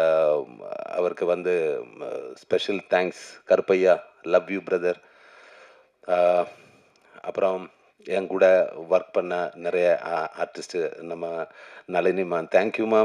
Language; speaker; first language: Tamil; non-native, learner; Malayalam